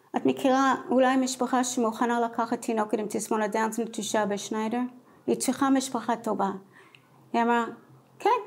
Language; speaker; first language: Hebrew; non-native, fluent; English